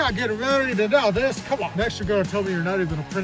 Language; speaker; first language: English; native; English